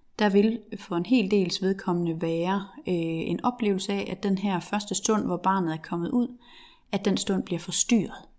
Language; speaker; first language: Danish; native; Danish